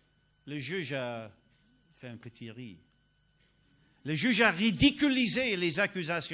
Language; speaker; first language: French; non-native, learner; English